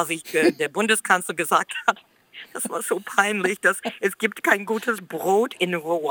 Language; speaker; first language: German; non-native, fluent; English